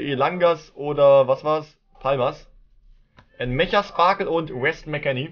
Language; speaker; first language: German; native; German